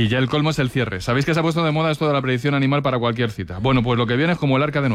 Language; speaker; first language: Spanish; native; Spanish